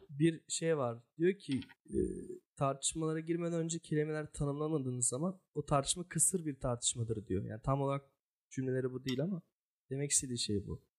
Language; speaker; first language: Turkish; early bilingual, heritage; Turkish